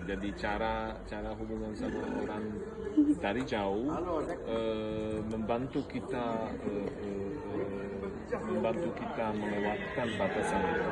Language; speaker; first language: Indonesian; non-native, fluent; Bosnian